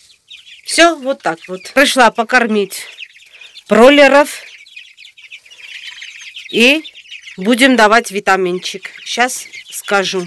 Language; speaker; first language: Russian; non-native, fluent; Armenian